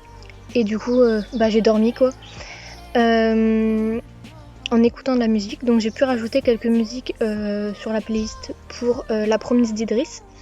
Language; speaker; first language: French; native; French